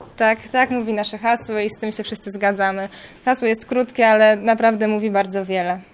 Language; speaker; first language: Polish; native; Polish